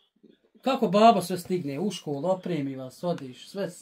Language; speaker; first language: Bosnian; native; Bosnian